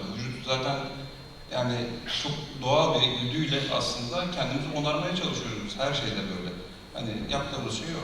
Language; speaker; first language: Turkish; native; Turkish